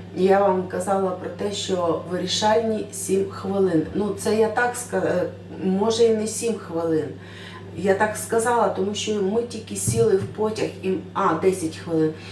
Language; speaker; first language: Ukrainian; non-native, local second language; Russian